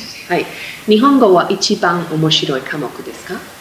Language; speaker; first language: Japanese; non-native, fluent; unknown